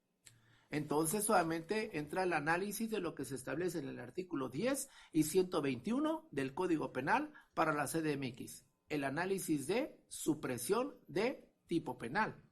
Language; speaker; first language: Spanish; native; Spanish